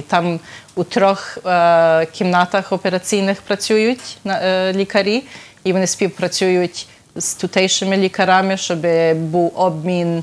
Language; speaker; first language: Ukrainian; early bilingual, heritage; Ukrainian